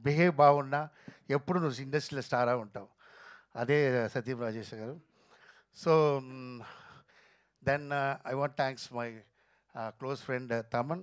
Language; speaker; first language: Telugu; non-native, fluent; Tamil